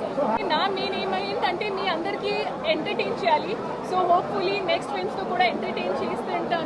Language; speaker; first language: Telugu; non-native, fluent; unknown